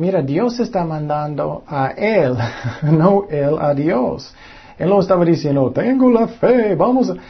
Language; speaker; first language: Spanish; non-native, fluent; English